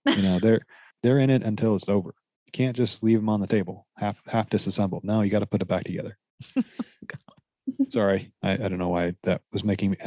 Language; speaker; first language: English; native; English